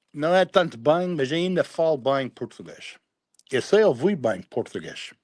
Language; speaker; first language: Portuguese; early bilingual, heritage; Portuguese